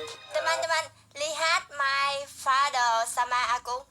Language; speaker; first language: Indonesian; non-native, learner; Vietnamese